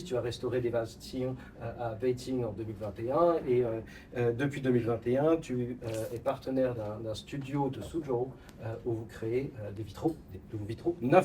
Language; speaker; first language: French; native; French